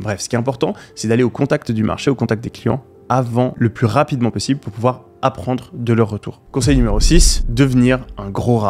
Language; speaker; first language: French; native; French